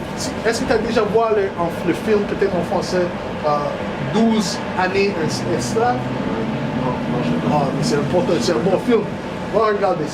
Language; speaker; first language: French; non-native, learner; English